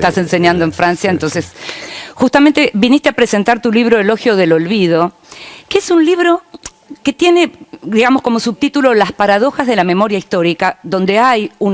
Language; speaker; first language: Spanish; native; Spanish